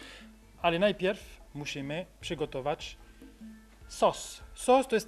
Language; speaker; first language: Polish; non-native, learner; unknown